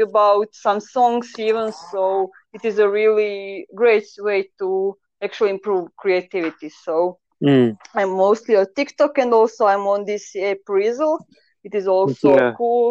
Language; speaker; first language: English; non-native, learner; Croatian